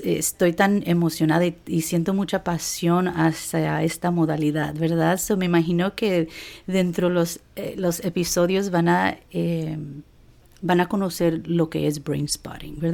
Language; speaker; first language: Spanish; early bilingual, heritage; Spanish